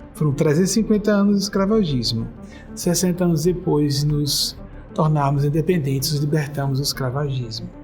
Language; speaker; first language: Portuguese; native; Portuguese